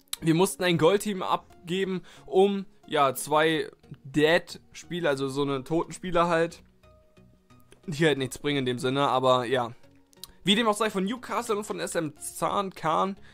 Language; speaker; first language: German; native; German